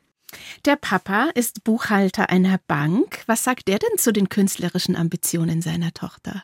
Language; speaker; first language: German; native; German